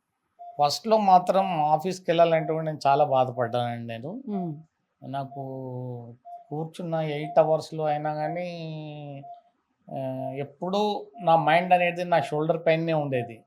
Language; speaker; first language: Telugu; native; Telugu